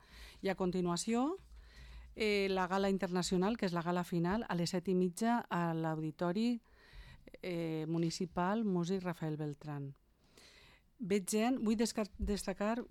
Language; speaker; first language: Catalan; native; Catalan